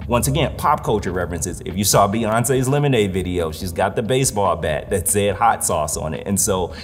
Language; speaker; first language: English; native; English